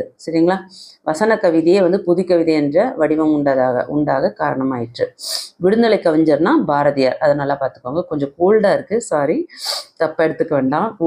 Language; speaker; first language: Tamil; native; Tamil